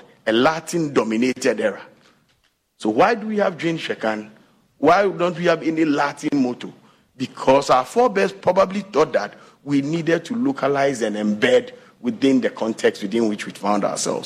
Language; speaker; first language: English; non-native, local second language; Akan